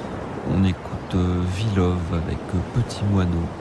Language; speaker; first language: French; native; French